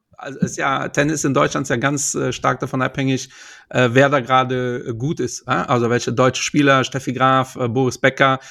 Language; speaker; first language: German; early bilingual, other home language; Portuguese